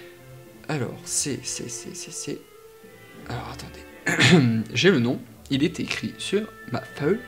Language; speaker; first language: French; native; French